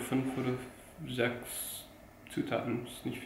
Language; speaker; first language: German; non-native, fluent; English